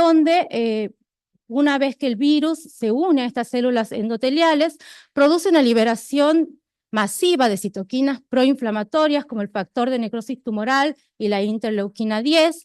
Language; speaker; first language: Spanish; native; Spanish